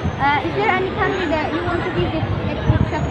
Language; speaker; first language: English; non-native, learner; Indonesian